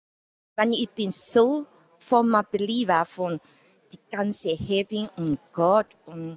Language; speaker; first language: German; non-native, learner; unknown